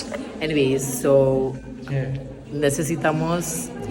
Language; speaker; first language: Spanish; non-native, learner; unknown